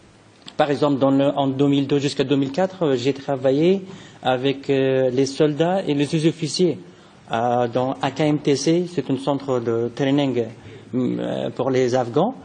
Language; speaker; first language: French; non-native, fluent; Persian